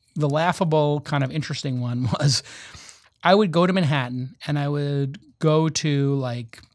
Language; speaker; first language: English; native; English